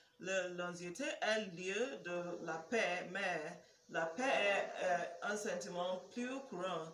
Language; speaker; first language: French; non-native, learner; English